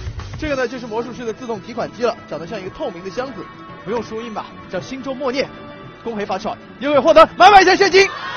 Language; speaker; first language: Chinese; native; Chinese